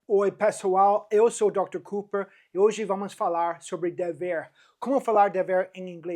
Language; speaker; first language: Portuguese; non-native, fluent; English